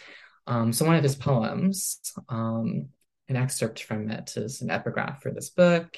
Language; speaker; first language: English; early bilingual, other home language; Min Nan Chinese